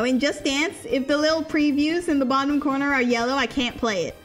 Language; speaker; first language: English; native; English